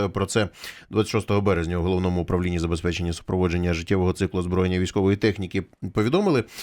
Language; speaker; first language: Ukrainian; native; Ukrainian